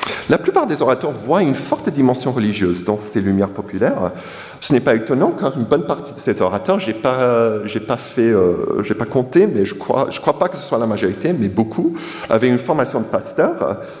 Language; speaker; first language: French; non-native, fluent; English